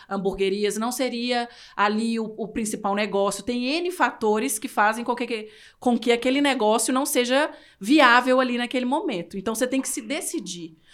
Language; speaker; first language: Portuguese; native; Portuguese